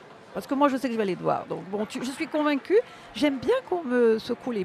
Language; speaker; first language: French; native; French